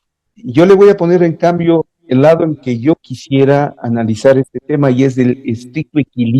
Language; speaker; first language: Spanish; native; Spanish